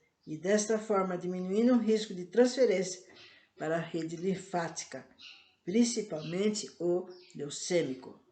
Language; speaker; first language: Portuguese; native; Portuguese